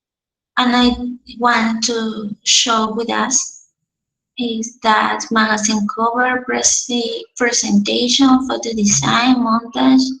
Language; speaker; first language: English; non-native, learner; Spanish